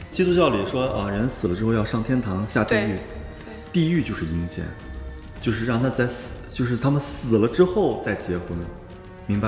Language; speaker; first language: Chinese; native; Chinese